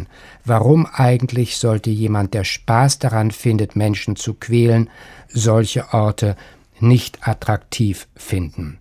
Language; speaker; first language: German; native; German